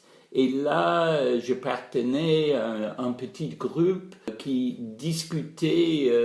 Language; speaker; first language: French; non-native, fluent; English